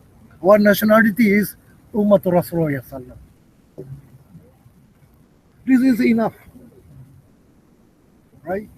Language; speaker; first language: English; non-native, learner; Japanese